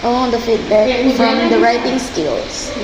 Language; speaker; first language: English; non-native, fluent; Indonesian